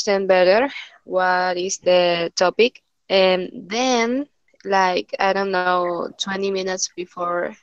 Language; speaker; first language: English; non-native, learner; Spanish